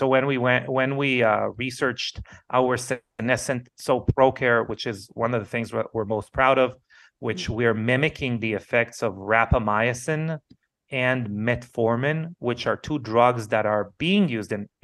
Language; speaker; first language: English; non-native, fluent; Hebrew